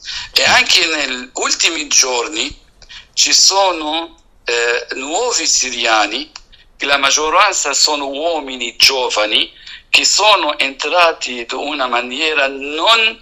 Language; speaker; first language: Italian; non-native, fluent; Arabic